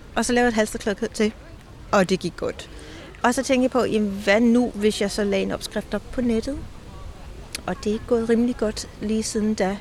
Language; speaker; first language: Danish; native; Danish